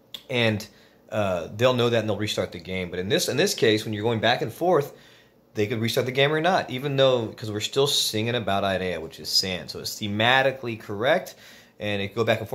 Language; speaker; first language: English; native; English